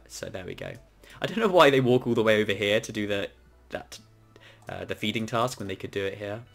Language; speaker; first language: English; native; English